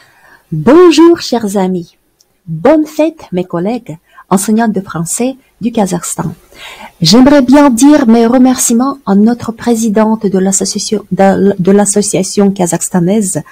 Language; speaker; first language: French; non-native, fluent; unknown